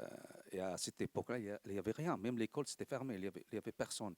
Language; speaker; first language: French; non-native, local second language; Arabic